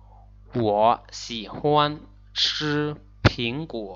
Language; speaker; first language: Chinese; non-native, fluent; Lao